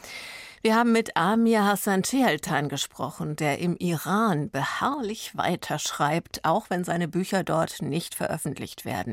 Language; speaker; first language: German; native; German